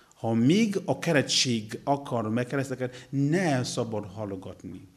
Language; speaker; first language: Hungarian; non-native, fluent; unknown